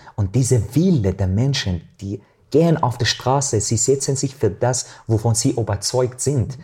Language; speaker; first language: German; non-native, fluent; Arabic